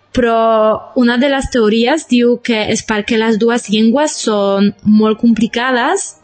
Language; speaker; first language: Catalan; non-native, fluent; Polish